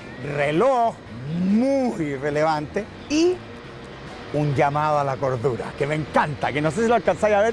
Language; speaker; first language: Spanish; native; Spanish